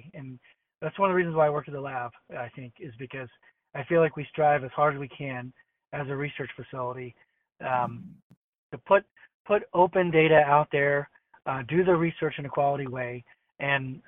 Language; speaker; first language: English; native; English